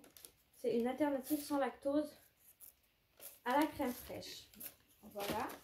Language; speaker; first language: French; native; French